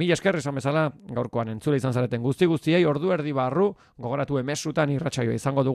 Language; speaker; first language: Basque; native; Basque